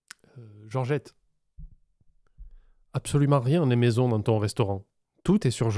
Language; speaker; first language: French; native; French